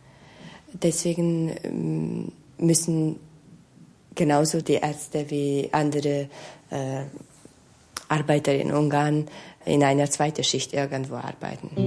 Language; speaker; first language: German; non-native, fluent; Hungarian